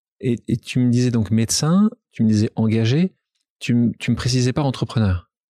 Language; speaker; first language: French; native; French